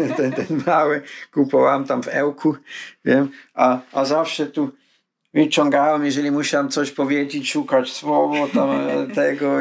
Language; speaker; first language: Polish; non-native, fluent; Swiss German